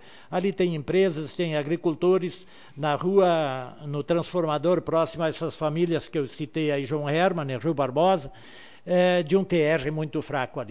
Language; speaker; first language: Portuguese; native; Portuguese